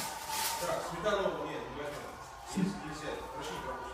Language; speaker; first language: Russian; non-native, learner; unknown